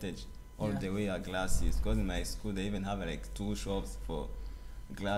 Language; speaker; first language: English; non-native, learner; Kinyarwanda